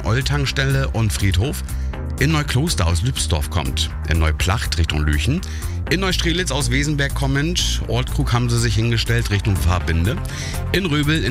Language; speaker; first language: German; native; German